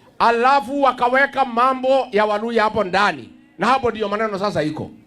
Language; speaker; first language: Swahili; non-native, local second language; Kikuyu